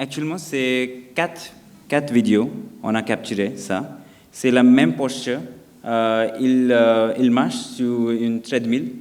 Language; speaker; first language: French; non-native, fluent; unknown